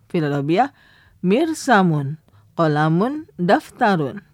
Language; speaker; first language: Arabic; non-native, fluent; Indonesian